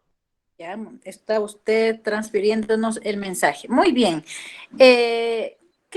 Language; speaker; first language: Spanish; native; Spanish